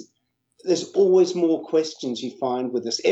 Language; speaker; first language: English; native; English